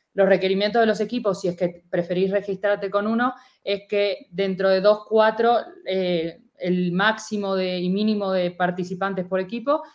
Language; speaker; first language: Spanish; native; Spanish